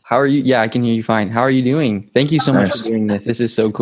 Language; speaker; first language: English; native; English